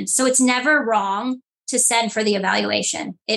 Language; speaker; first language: English; native; English